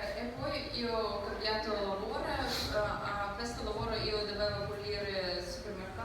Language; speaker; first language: Italian; non-native, learner; Ukrainian